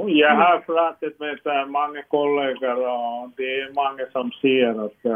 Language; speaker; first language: Swedish; non-native, local second language; Finnish